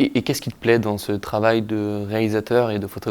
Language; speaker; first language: French; native; French